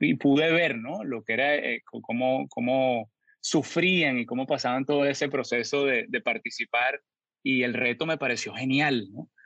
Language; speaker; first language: Spanish; native; Spanish